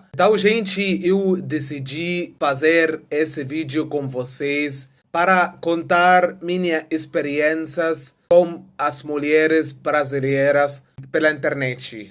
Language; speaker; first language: Portuguese; non-native, fluent; Arabic